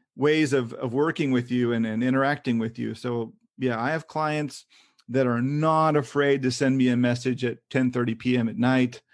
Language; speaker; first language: English; native; English